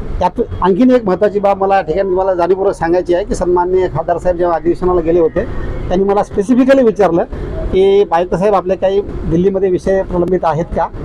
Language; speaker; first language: Marathi; native; Marathi